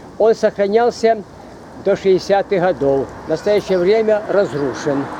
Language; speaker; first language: Russian; native; Russian